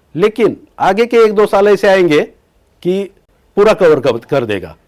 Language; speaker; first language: Hindi; non-native, local second language; Marathi